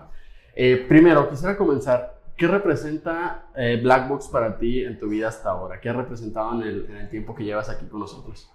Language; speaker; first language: Spanish; native; Spanish